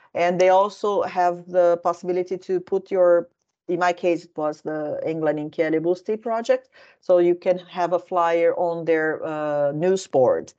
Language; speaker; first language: English; non-native, fluent; Portuguese